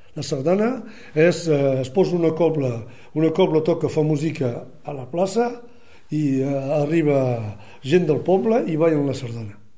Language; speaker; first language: Catalan; native; Catalan